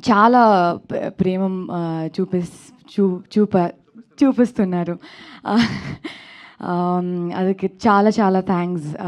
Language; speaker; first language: Telugu; non-native, learner; Kannada